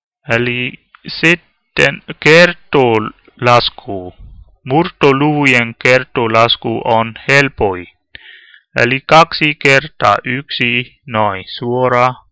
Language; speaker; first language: Finnish; non-native, learner; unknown